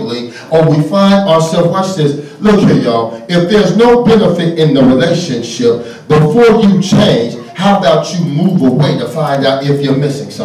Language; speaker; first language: English; native; English